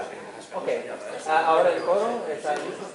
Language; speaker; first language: Spanish; non-native, fluent; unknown